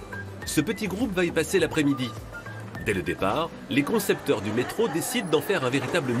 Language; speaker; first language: French; native; French